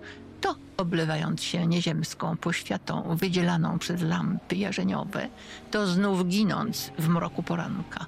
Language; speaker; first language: Polish; native; Polish